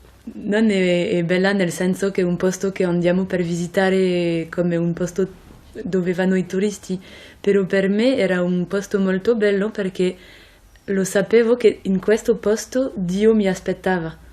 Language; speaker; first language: Italian; non-native, fluent; French